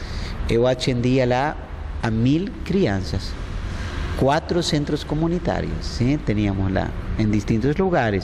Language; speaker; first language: Portuguese; non-native, fluent; Spanish